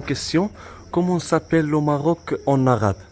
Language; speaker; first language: French; non-native, learner; Arabic